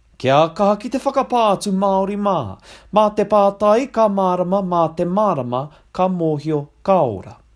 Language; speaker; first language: Māori; non-native, local second language; English